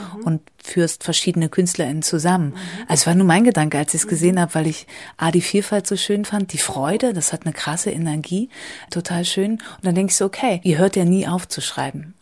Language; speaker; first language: German; native; German